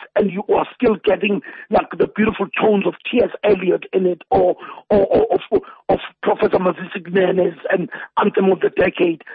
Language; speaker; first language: English; non-native, local second language; Zulu